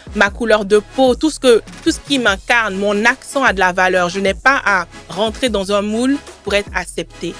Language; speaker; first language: French; early bilingual, other home language; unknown